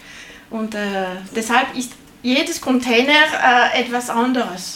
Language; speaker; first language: German; non-native, learner; French